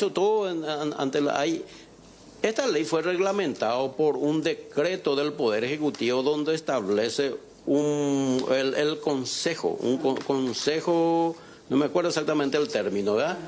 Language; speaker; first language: Spanish; native; Spanish